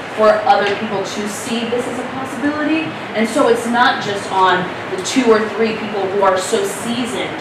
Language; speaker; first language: English; native; English